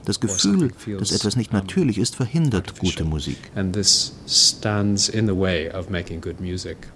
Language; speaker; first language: German; native; German